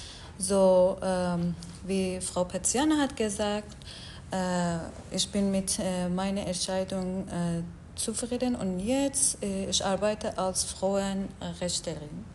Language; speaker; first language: German; non-native, learner; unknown